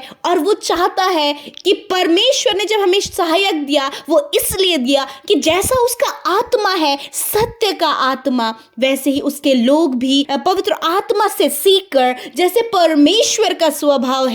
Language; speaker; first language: Hindi; native; Hindi